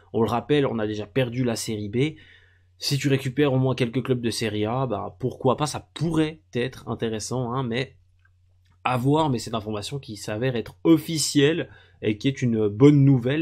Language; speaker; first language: French; native; French